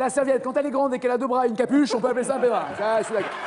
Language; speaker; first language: French; native; French